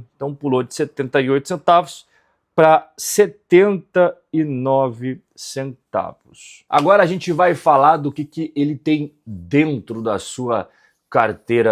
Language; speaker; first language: Portuguese; native; Portuguese